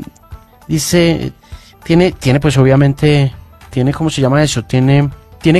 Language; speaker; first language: Spanish; native; Spanish